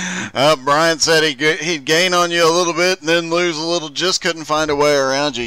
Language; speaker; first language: English; native; English